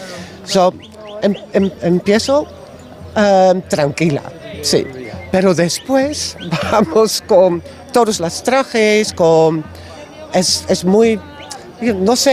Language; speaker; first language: Spanish; non-native, learner; Dutch